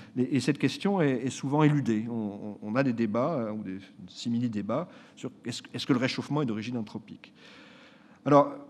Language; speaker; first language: French; native; French